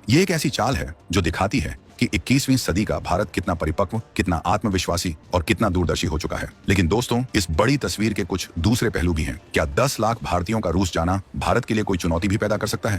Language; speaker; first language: Hindi; native; Hindi